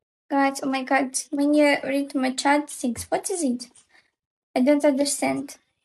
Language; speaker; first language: English; non-native, learner; Ukrainian